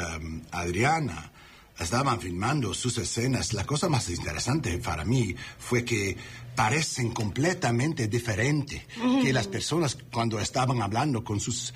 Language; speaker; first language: Spanish; early bilingual, heritage; English